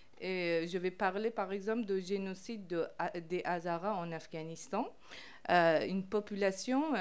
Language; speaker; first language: French; non-native, fluent; Persian